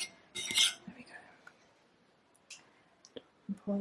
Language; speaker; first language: English; native; English